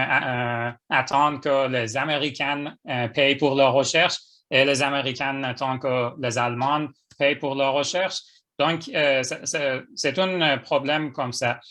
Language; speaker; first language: French; non-native, fluent; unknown